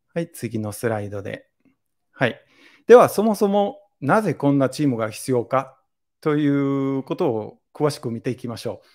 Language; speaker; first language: Japanese; non-native, fluent; Spanish